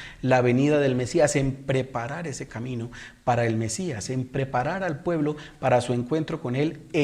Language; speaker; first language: Spanish; native; Spanish